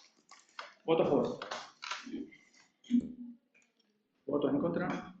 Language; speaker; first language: Spanish; native; Spanish